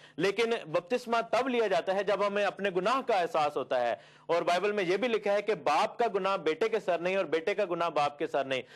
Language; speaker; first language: Urdu; native; Urdu